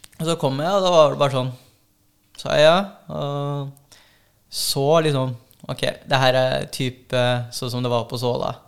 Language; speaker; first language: Norwegian; early bilingual, other home language; Filipino